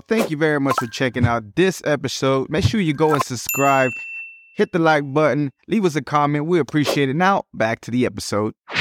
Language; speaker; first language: English; early bilingual, other home language; Spanish